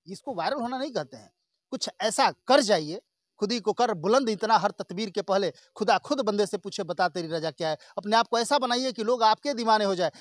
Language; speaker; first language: Hindi; native; Hindi